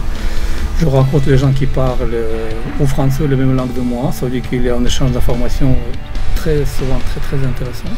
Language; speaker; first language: French; non-native, fluent; Russian